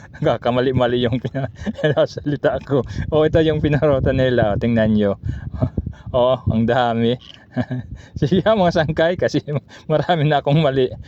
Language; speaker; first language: Filipino; non-native, local second language; Waray